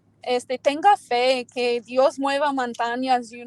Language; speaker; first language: Spanish; early bilingual, heritage; Spanish